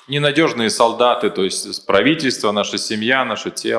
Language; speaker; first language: Russian; native; Russian